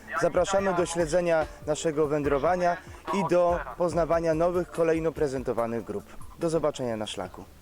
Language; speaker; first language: Polish; native; Polish